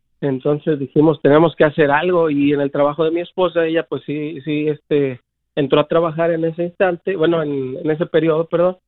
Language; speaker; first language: Spanish; native; Spanish